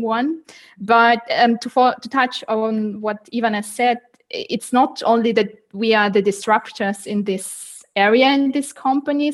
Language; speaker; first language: English; non-native, fluent; Uzbek